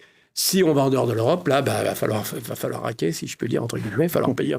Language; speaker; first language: French; native; French